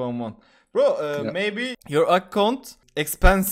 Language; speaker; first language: English; non-native, learner; Turkish